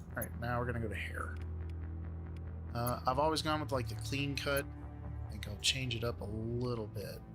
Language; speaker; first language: English; native; English